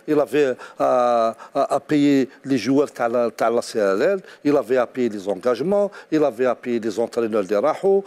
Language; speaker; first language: French; non-native, local second language; Arabic